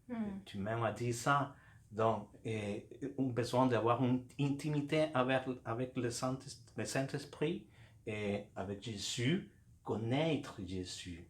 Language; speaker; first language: French; non-native, fluent; Spanish